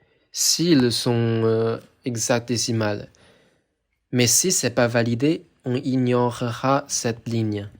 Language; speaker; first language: French; non-native, fluent; Chinese